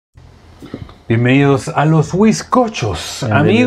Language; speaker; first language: Spanish; native; Spanish